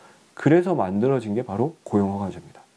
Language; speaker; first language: Korean; native; Korean